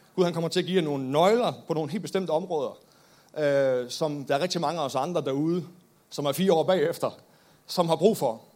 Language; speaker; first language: Danish; native; Danish